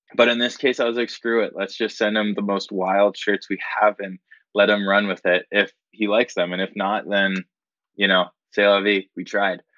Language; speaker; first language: English; native; English